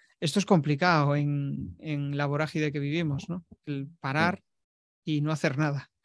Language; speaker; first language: Spanish; native; Spanish